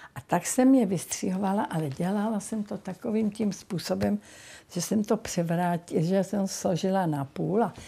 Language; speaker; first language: Czech; native; Czech